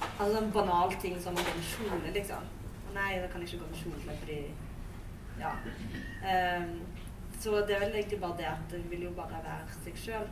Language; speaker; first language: Norwegian; early bilingual, other home language; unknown